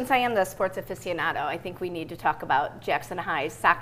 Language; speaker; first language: English; native; English